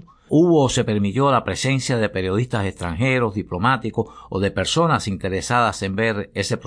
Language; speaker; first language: Spanish; native; Spanish